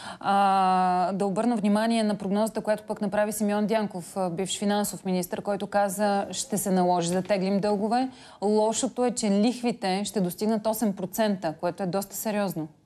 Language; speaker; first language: Bulgarian; native; Bulgarian